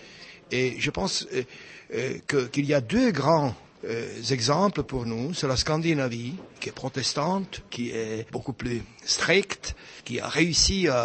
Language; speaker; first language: French; non-native, fluent; Czech